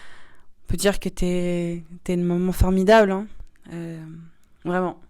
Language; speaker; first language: French; native; French